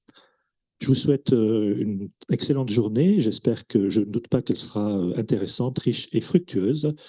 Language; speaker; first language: French; native; French